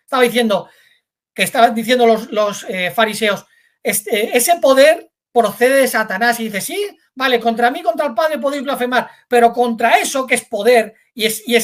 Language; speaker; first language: Spanish; native; Spanish